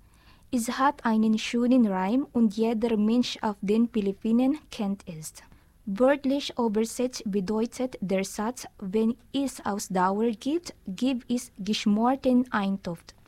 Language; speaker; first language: German; non-native, learner; Filipino